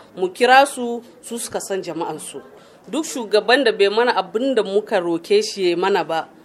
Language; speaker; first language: Hausa; non-native, local second language; Fula